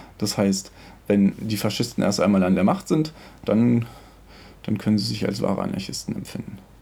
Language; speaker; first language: German; native; German